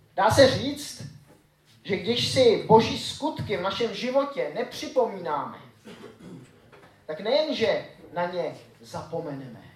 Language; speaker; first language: Czech; native; Czech